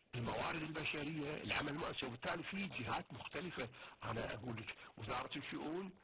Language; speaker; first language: Arabic; native; Arabic